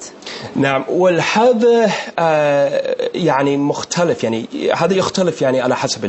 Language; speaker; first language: Arabic; non-native, learner; English